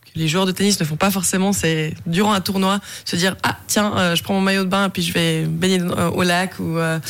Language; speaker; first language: French; native; French